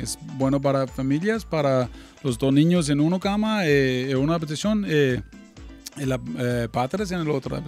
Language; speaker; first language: Spanish; non-native, learner; English